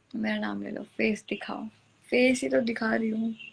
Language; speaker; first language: Hindi; native; Hindi